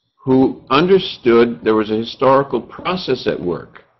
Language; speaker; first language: English; native; English